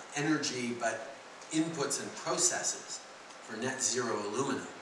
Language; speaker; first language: English; early bilingual, other home language; French